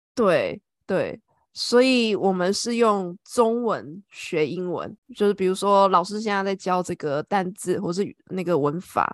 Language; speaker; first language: Chinese; native; Chinese